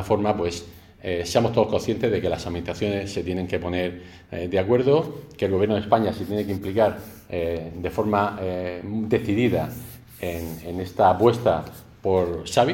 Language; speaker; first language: Spanish; native; Spanish